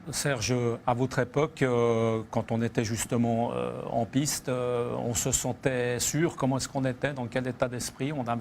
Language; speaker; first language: French; native; French